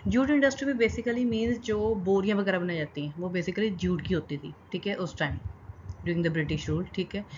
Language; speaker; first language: Hindi; non-native, local second language; Punjabi